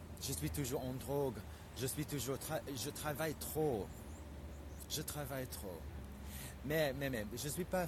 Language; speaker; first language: French; non-native, fluent; English